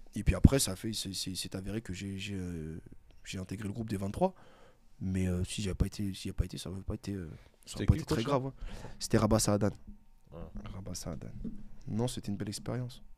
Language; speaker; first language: French; native; French